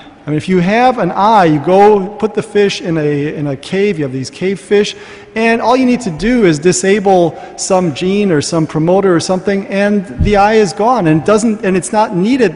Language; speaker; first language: English; native; English